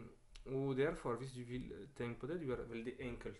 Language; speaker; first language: Norwegian; non-native, learner; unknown